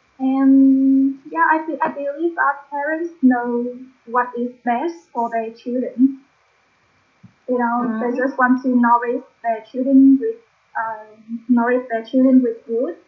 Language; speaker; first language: English; non-native, learner; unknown